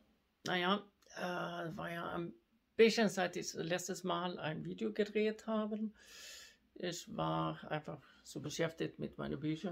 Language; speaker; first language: German; non-native, learner; Swedish